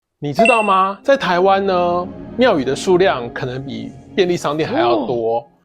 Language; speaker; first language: Chinese; native; Chinese